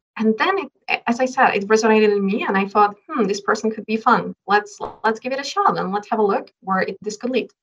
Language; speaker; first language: English; non-native, fluent; Czech